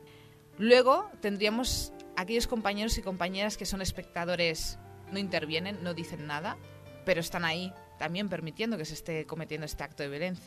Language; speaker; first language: Spanish; native; Spanish